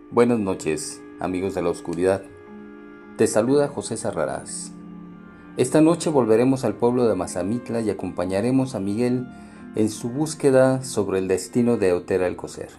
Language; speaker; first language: Spanish; native; Spanish